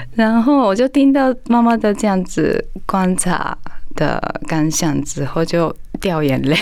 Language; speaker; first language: Chinese; non-native, fluent; Japanese